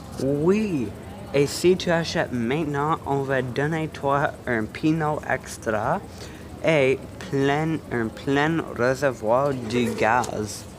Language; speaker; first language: French; non-native, learner; English